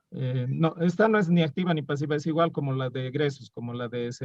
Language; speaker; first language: Spanish; native; Spanish